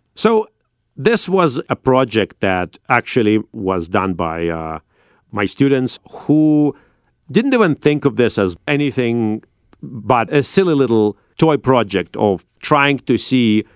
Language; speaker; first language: English; non-native, fluent; Russian